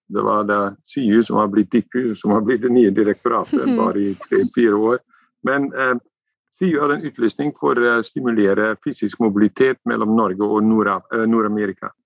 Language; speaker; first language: Norwegian; non-native, fluent; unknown